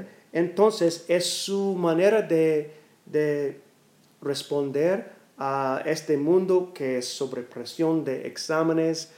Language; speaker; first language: Spanish; non-native, learner; English